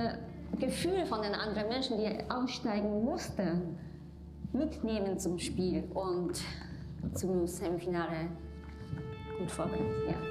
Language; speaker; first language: German; non-native, fluent; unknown